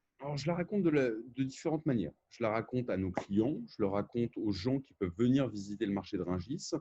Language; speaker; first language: French; native; French